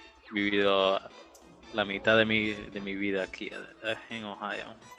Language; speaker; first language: Spanish; early bilingual, heritage; Spanish